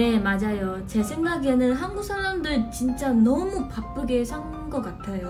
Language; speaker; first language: Korean; non-native, fluent; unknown